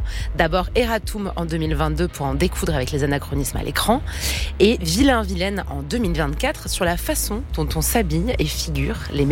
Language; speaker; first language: French; native; French